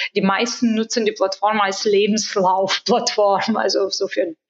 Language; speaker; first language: German; non-native, fluent; Bulgarian